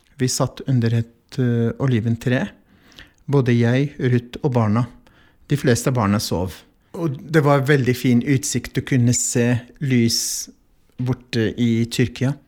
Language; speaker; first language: Norwegian; non-native, fluent; Arabic